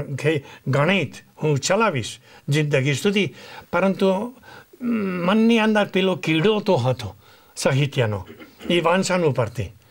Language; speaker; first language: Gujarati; non-native, fluent; Spanish